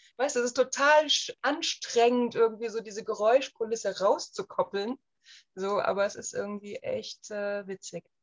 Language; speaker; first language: German; native; German